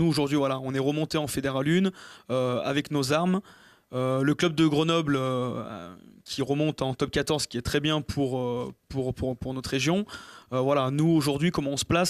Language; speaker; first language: French; native; French